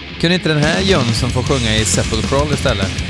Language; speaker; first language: Swedish; native; Swedish